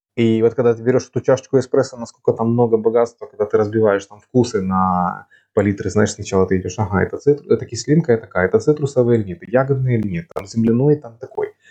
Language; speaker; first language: Russian; native; Russian